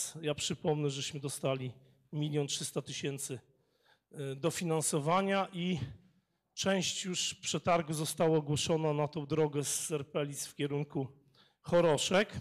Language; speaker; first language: Polish; native; Polish